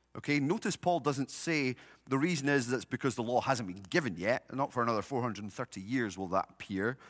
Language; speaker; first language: English; native; English